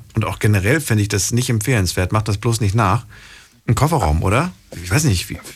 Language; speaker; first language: German; native; German